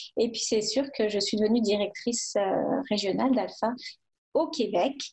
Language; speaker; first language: French; native; French